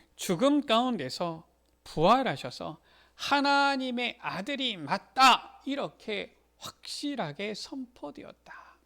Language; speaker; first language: Korean; native; Korean